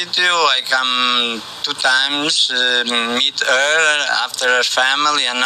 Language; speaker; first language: English; non-native, learner; Portuguese